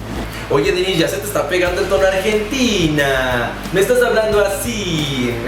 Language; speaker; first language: Spanish; native; Spanish